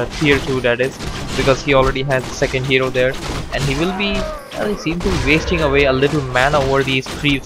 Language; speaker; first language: English; non-native, fluent; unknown